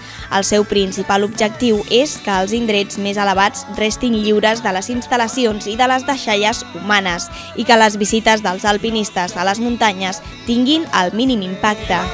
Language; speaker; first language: Catalan; native; Catalan